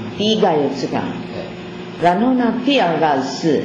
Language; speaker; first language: Chinese; non-native, learner; Filipino